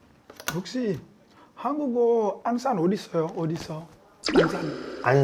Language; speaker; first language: Korean; non-native, learner; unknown